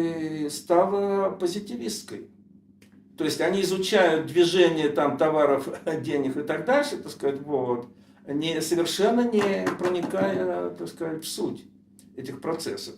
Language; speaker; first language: Russian; native; Russian